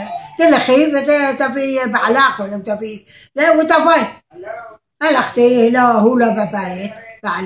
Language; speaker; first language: Hebrew; non-native, learner; Arabic